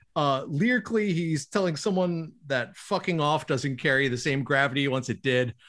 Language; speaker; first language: English; native; English